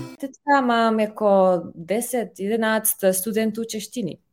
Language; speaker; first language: Czech; non-native, fluent; Slovenian